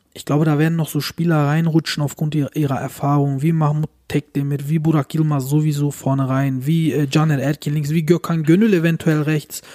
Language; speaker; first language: German; early bilingual, other home language; Turkish